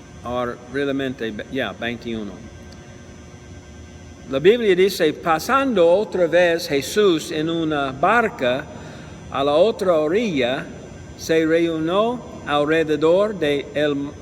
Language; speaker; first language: Spanish; non-native, learner; English